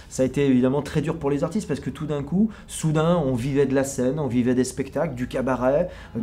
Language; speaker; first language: French; native; French